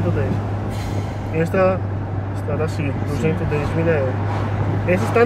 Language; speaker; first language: Portuguese; non-native, learner; Italian